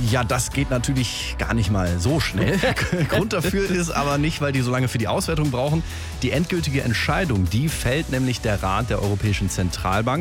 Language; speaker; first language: German; native; German